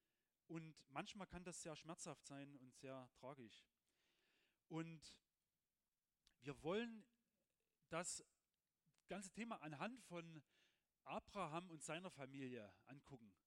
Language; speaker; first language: German; native; German